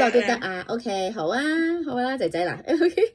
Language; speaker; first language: Cantonese; native; Cantonese